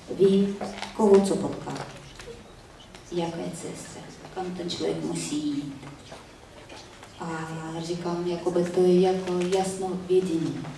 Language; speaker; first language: Czech; non-native, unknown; Russian